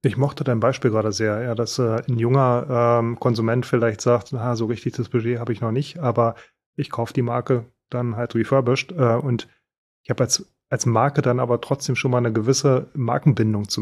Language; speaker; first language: German; native; German